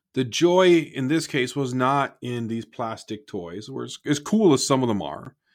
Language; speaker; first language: English; native; English